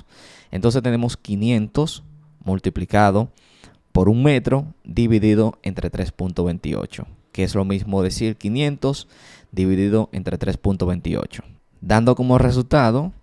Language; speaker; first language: Spanish; native; Spanish